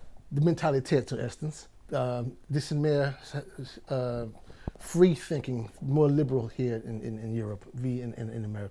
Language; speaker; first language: English; native; English